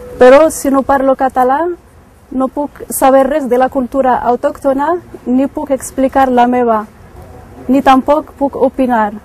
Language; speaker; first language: Catalan; non-native, learner; Berber languages